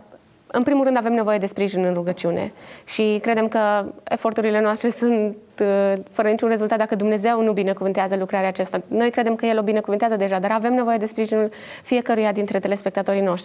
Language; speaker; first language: Romanian; native; Romanian